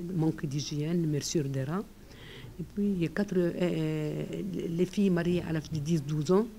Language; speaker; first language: French; non-native, fluent; Arabic